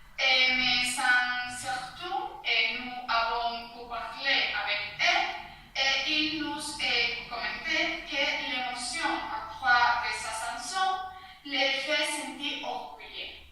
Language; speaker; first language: French; non-native, learner; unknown